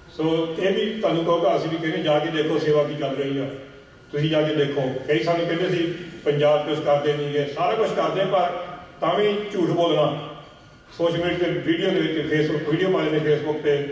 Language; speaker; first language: Punjabi; early bilingual, heritage; Punjabi